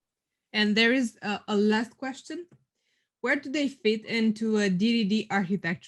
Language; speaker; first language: English; non-native, fluent; Romanian